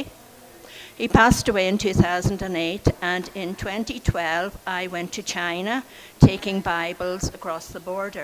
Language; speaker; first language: English; native; English